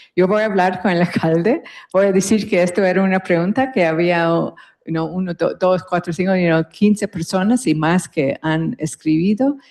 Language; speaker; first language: Spanish; early bilingual, heritage; Spanish